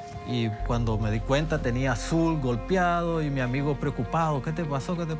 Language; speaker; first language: Spanish; native; Spanish